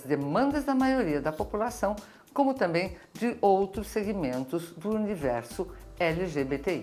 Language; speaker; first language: Portuguese; native; Portuguese